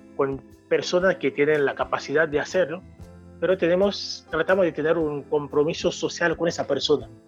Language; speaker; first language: Spanish; non-native, fluent; Haitian Creole